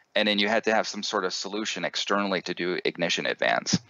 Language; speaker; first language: English; native; English